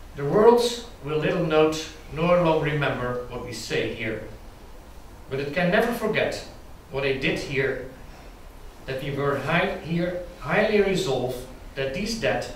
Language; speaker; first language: English; non-native, fluent; Dutch